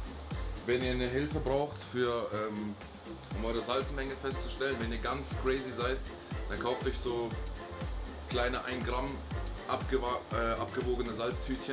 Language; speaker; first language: German; native; German